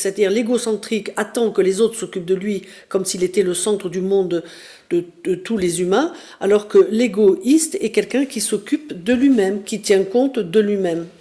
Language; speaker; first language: French; native; French